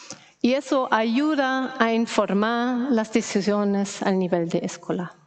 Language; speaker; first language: Spanish; non-native, fluent; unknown